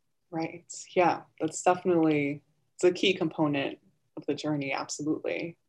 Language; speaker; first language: English; early bilingual, other home language; Armenian